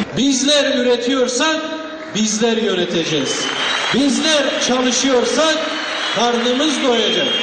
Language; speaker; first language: Turkish; non-native, local second language; Kurdish